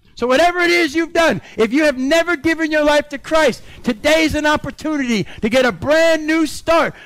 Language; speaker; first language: English; native; English